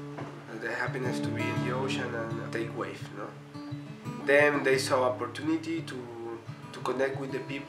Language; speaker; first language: English; non-native, fluent; Spanish